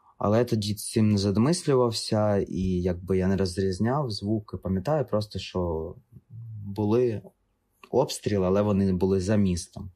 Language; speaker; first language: Ukrainian; non-native, local second language; Russian